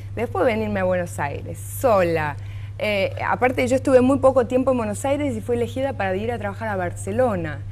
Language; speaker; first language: Spanish; non-native, local second language; German